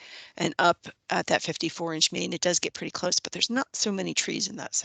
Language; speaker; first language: English; native; English